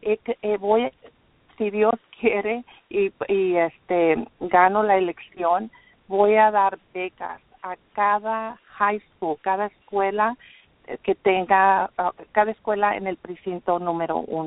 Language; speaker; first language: Spanish; early bilingual, heritage; Spanish